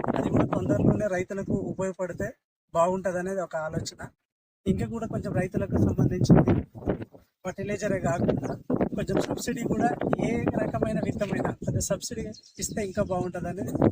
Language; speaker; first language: Telugu; native; Telugu